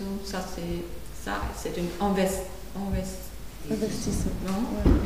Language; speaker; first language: French; non-native, fluent; German